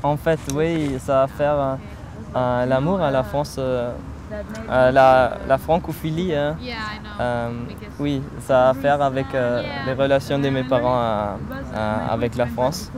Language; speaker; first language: French; non-native, fluent; German